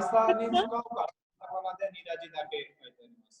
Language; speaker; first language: Japanese; non-native, fluent; Hindi